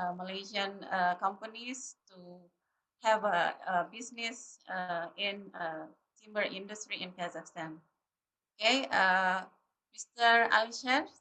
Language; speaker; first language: English; non-native, learner; Indonesian